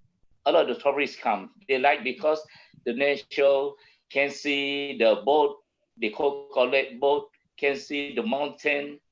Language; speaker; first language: English; non-native, learner; Malay